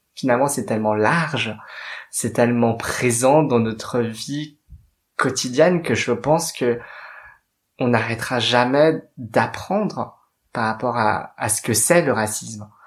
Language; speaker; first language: French; native; French